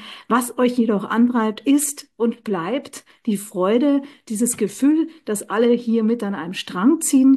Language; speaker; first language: German; native; German